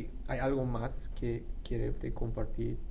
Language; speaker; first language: Spanish; non-native, fluent; English